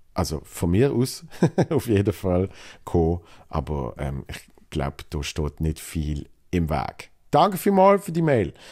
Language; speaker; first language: German; native; German